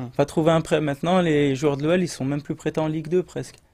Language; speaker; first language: French; native; French